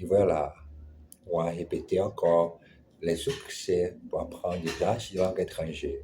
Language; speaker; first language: French; non-native, learner; German